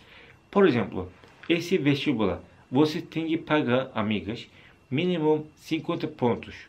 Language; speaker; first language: Portuguese; non-native, learner; Turkish